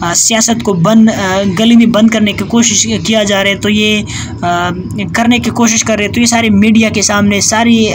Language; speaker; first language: Urdu; non-native, local second language; Pashto